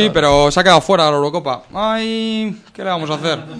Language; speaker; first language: Spanish; native; Spanish